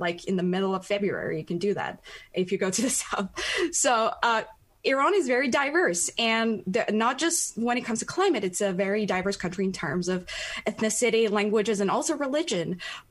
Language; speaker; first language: English; non-native, fluent; Persian